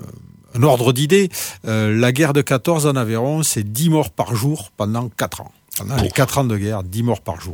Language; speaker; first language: French; native; French